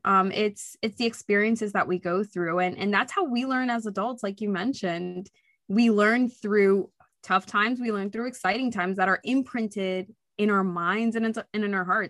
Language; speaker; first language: English; early bilingual, other home language; Spanish